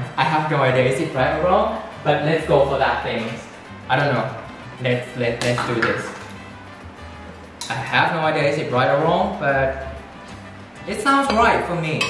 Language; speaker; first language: English; non-native, fluent; Thai